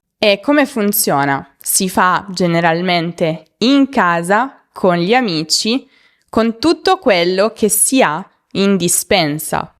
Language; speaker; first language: Italian; native; Italian